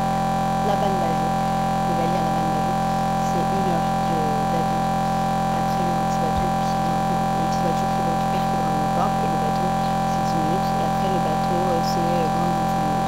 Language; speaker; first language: French; native; French